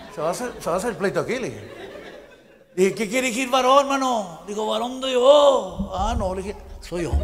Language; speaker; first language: Spanish; native; Spanish